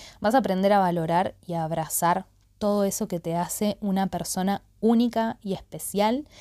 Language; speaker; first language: Spanish; native; Spanish